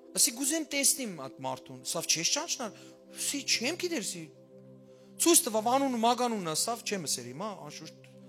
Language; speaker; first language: Armenian; early bilingual, heritage; Armenian